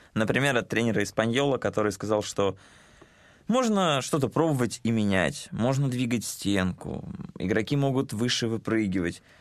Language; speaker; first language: Russian; native; Russian